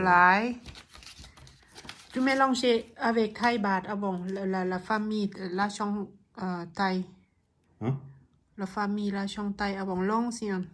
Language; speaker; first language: French; non-native, learner; Thai